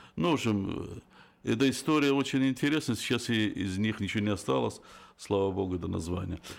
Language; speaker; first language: Russian; non-native, local second language; Azerbaijani